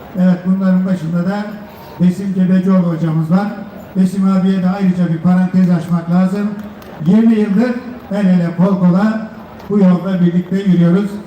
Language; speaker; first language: Turkish; native; Turkish